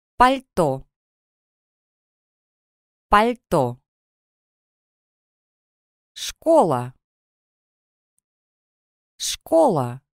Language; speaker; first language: Russian; non-native, learner; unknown